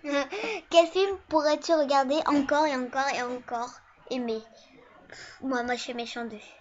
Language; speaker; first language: French; early bilingual, other home language; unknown